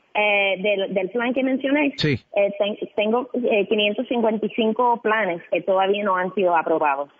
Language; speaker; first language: Spanish; non-native, fluent; English